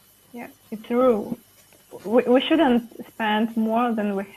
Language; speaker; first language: English; non-native, learner; Russian